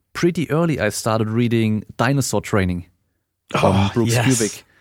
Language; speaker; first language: English; non-native, fluent; German